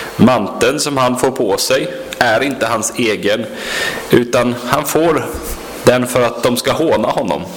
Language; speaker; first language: Swedish; native; Swedish